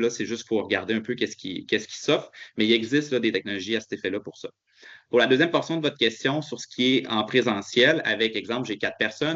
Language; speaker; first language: French; native; French